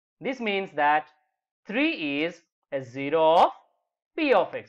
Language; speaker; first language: English; non-native, local second language; Telugu